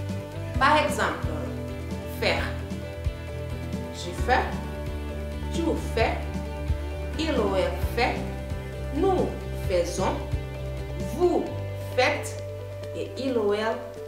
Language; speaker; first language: French; non-native, fluent; Portuguese